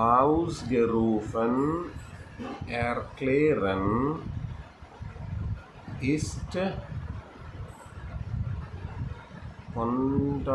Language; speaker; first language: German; non-native, fluent; Tamil